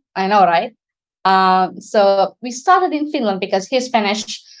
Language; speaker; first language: English; non-native, local second language; Sinhala